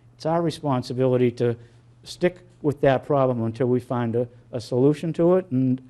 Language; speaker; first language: English; native; English